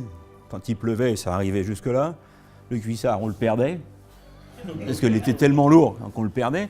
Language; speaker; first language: French; native; French